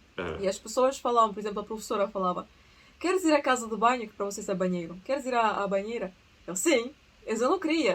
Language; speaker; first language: Portuguese; early bilingual, other home language; Russian